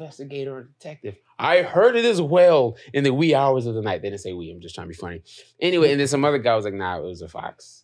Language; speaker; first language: English; native; English